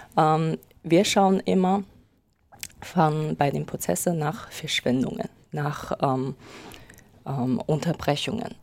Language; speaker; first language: German; non-native, fluent; Chinese